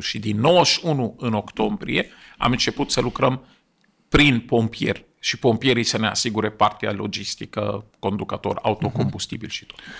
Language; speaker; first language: Romanian; non-native, fluent; Arabic